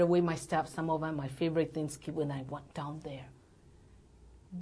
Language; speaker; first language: English; non-native, learner; Burmese